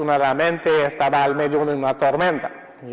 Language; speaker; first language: Spanish; non-native, fluent; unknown